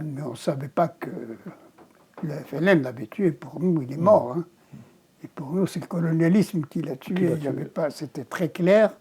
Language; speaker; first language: French; non-native, local second language; Arabic